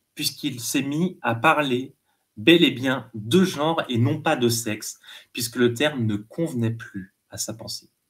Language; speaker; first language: French; native; French